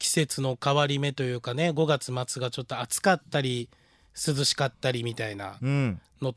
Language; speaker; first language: Japanese; native; Japanese